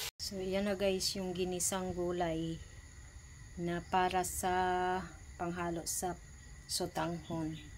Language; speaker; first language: Filipino; non-native, local second language; Cebuano